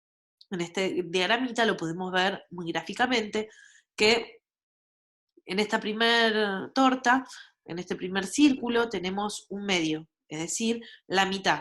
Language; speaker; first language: Spanish; native; Spanish